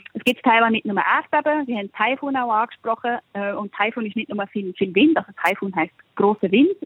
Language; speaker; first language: German; native; German